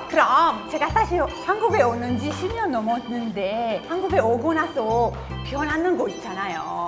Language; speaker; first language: Korean; non-native, fluent; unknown